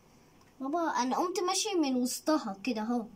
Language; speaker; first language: Arabic; native; Arabic